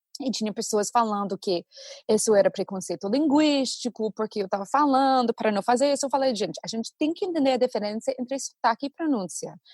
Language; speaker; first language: Portuguese; non-native, fluent; English